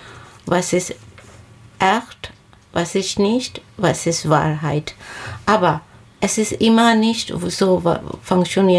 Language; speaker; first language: German; non-native, learner; Bangla